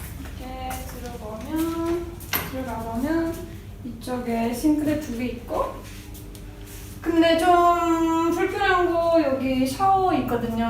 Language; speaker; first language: Korean; non-native, fluent; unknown